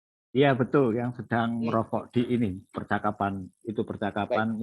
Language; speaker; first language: Indonesian; native; Indonesian